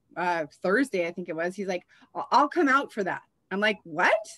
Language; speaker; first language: English; native; English